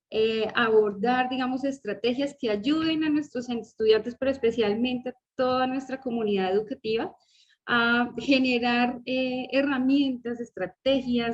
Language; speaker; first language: Spanish; native; Spanish